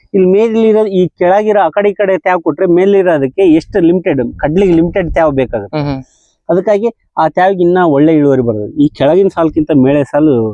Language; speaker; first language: Kannada; native; Kannada